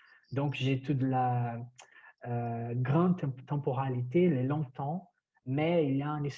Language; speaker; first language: French; non-native, fluent; Portuguese